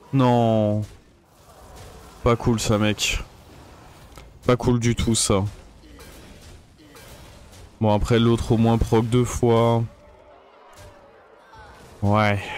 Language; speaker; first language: French; native; French